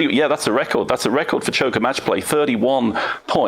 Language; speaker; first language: English; native; English